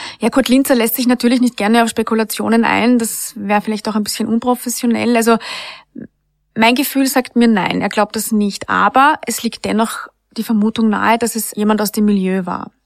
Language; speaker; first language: German; native; German